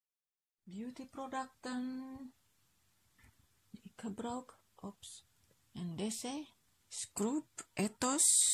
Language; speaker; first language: Dutch; non-native, learner; Indonesian